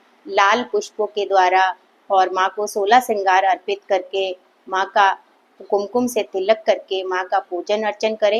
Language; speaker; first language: Hindi; native; Hindi